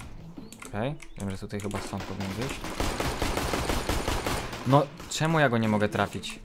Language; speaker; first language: Polish; native; Polish